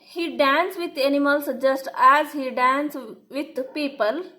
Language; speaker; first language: English; non-native, local second language; Kannada